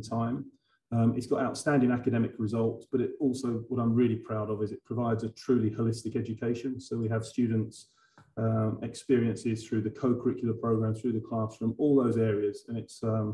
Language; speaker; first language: English; native; English